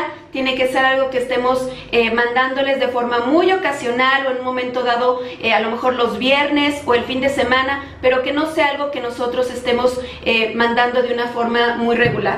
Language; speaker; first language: Spanish; native; Spanish